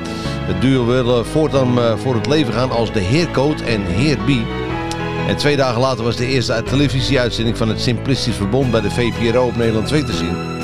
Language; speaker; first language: Dutch; native; Dutch